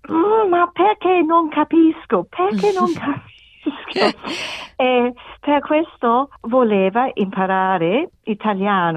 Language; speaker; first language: Italian; non-native, learner; English